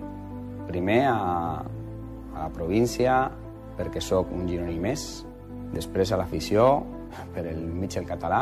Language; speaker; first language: Catalan; non-native, local second language; Spanish